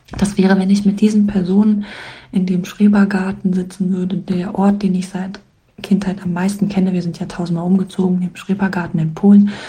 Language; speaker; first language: German; early bilingual, other home language; Polish